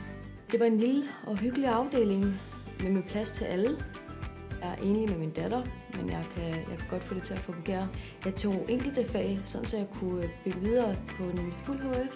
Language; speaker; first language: Danish; native; Danish